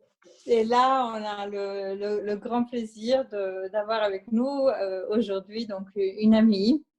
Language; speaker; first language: French; non-native, fluent; Italian